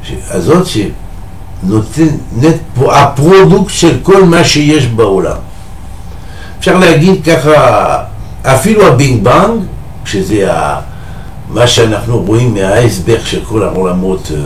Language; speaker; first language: Hebrew; non-native, fluent; French